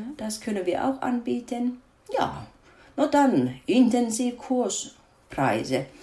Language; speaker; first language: German; non-native, fluent; Finnish